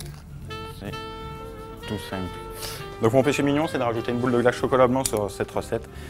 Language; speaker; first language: French; native; French